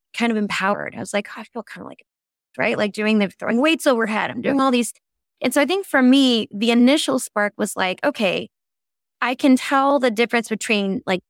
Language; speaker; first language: English; native; English